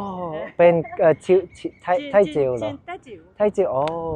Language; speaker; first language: Thai; non-native, learner; English